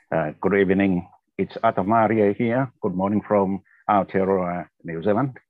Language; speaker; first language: English; non-native, fluent; Tongan